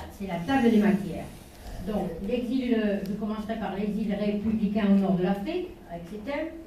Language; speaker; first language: French; non-native, local second language; Spanish